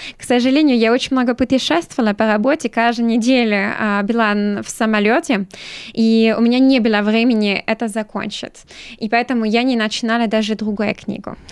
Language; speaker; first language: Russian; non-native, learner; French